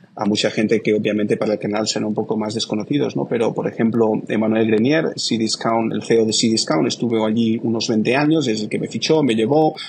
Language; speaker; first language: Spanish; native; Spanish